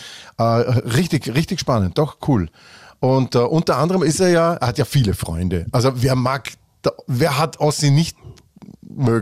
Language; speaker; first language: German; native; German